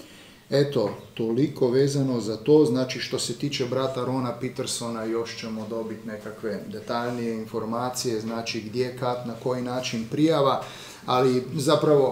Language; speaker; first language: Croatian; native; Croatian